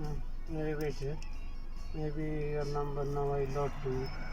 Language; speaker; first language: English; non-native, learner; Malayalam